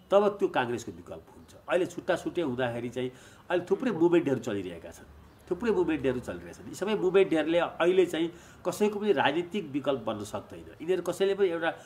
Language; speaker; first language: Nepali; native; Nepali